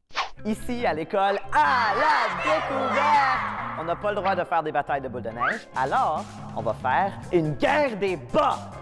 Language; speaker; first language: French; native; French